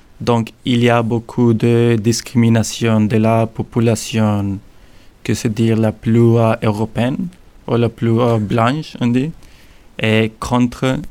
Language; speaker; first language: French; non-native, learner; Spanish